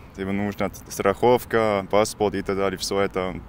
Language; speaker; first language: Russian; non-native, learner; German